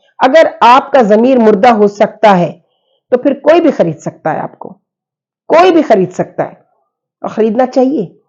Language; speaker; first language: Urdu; native; Urdu